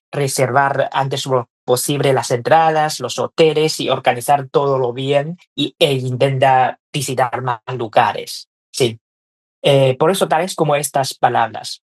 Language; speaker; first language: Spanish; non-native, fluent; Chinese